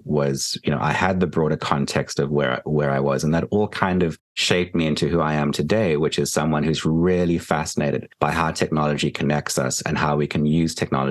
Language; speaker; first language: English; native; English